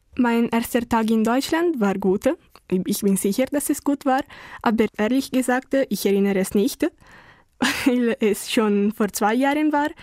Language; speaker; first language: German; non-native, learner; Italian